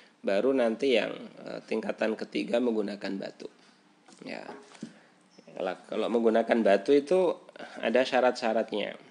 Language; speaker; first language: Indonesian; native; Indonesian